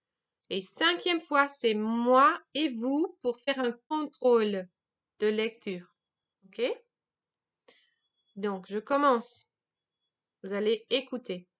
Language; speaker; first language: French; non-native, fluent; German